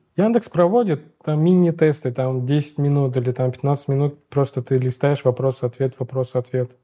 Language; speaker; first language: Russian; non-native, local second language; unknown